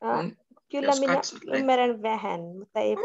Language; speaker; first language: Finnish; non-native, learner; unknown